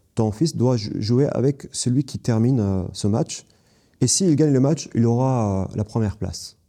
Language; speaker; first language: French; non-native, fluent; Arabic